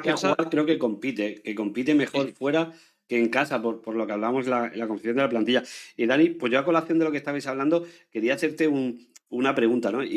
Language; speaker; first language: Spanish; native; Spanish